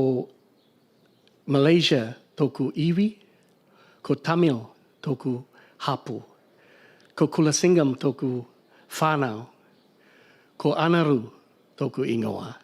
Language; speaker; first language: Māori; non-native, learner; Tamil